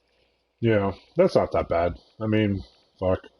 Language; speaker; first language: English; native; English